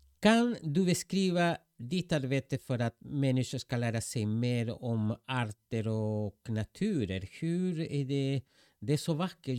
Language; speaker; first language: Swedish; non-native, fluent; Spanish